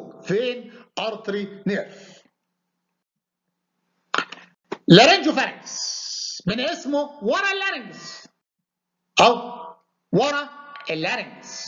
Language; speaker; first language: Arabic; native; Arabic